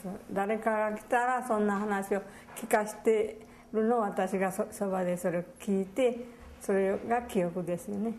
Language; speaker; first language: Japanese; native; Japanese